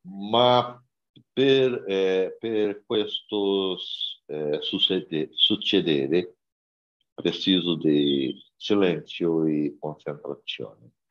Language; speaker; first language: Italian; non-native, learner; Portuguese